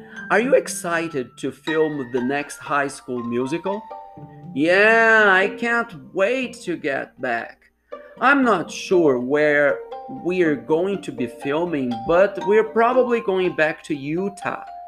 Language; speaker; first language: English; non-native, fluent; Portuguese